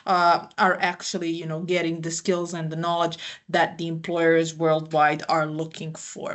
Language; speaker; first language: English; non-native, fluent; Croatian